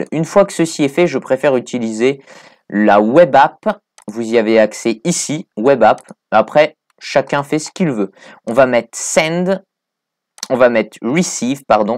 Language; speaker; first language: French; native; French